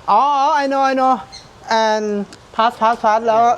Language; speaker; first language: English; non-native, learner; Thai